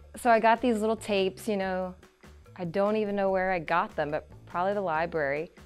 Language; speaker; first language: English; native; English